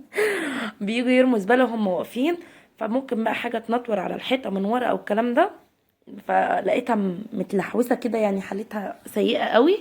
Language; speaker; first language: Arabic; native; Arabic